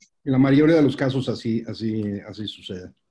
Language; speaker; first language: Spanish; native; Spanish